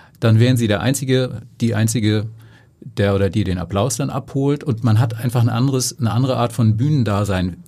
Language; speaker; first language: German; native; German